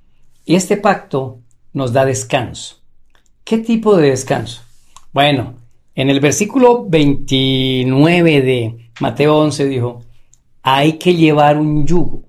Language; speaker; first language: Spanish; native; Spanish